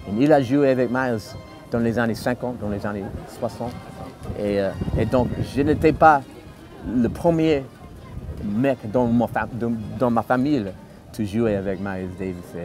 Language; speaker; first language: French; non-native, fluent; English